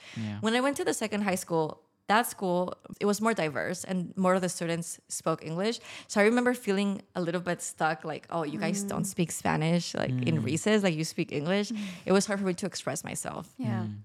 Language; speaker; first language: English; non-native, fluent; Spanish